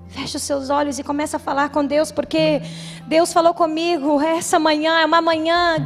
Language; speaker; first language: Portuguese; native; Portuguese